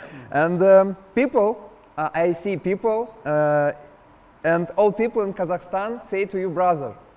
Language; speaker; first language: English; non-native, learner; Russian